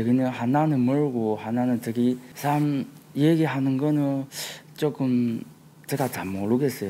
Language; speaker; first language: Korean; non-native, learner; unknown